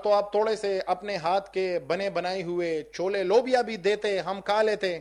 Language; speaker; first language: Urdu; non-native, local second language; Pashto